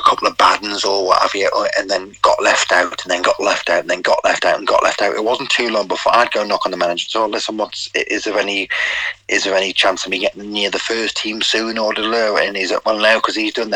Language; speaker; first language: English; native; English